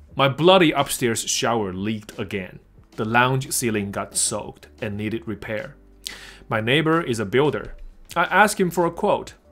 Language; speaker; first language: English; non-native, fluent; Chinese